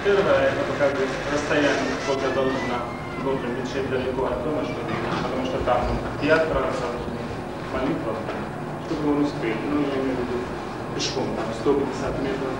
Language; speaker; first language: Russian; non-native, learner; Arabic